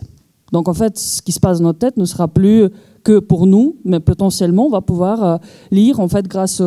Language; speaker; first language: French; native; French